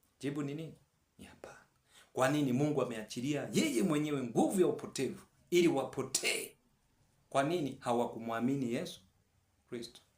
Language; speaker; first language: Swahili; native; Swahili